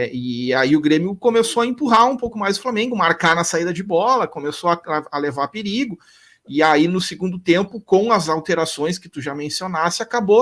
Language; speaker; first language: Portuguese; native; Portuguese